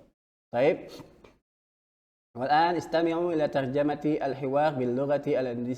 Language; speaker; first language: Arabic; non-native, fluent; Indonesian